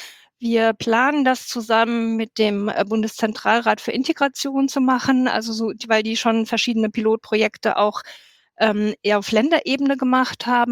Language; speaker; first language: German; native; German